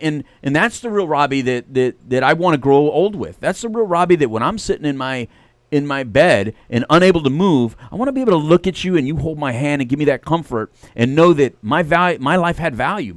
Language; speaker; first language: English; native; English